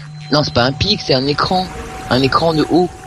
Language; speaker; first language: French; native; French